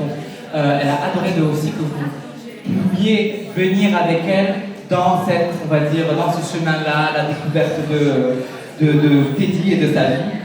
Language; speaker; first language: French; native; French